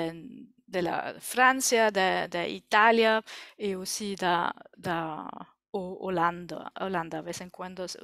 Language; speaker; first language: Spanish; non-native, learner; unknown